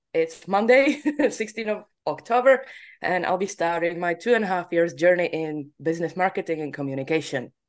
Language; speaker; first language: English; non-native, fluent; Czech